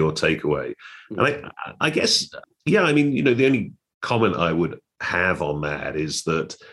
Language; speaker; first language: English; native; English